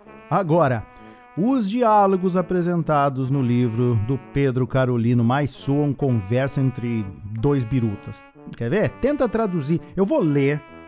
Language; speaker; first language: Portuguese; native; Portuguese